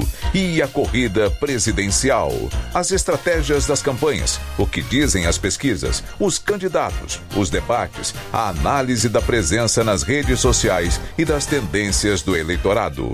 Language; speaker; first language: Portuguese; native; Portuguese